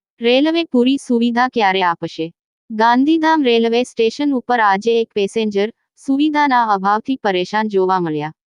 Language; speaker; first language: Gujarati; native; Gujarati